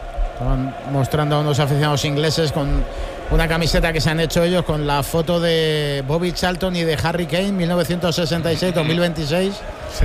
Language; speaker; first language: Spanish; native; Spanish